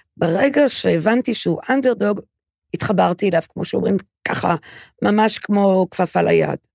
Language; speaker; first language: Hebrew; native; Hebrew